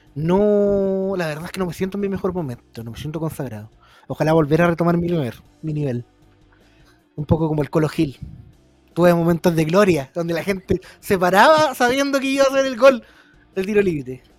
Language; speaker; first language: Spanish; native; Spanish